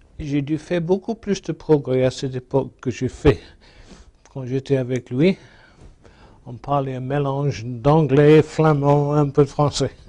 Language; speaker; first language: French; non-native, fluent; English